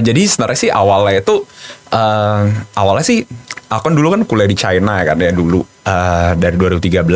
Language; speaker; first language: Indonesian; native; Indonesian